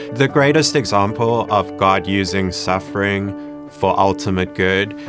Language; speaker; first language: English; native; English